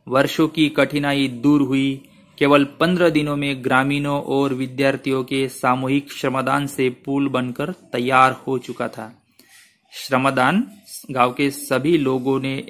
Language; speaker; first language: Hindi; non-native, local second language; Marathi